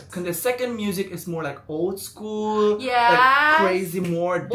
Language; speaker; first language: English; non-native, fluent; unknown